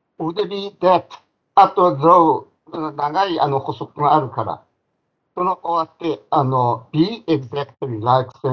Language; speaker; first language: Japanese; non-native, fluent; Chinese